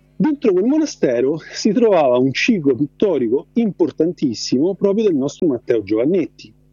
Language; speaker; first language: Italian; native; Italian